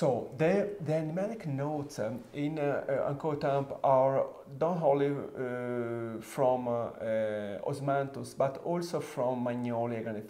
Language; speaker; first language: English; non-native, fluent; Italian